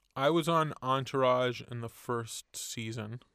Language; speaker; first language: English; native; English